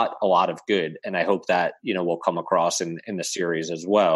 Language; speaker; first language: English; native; English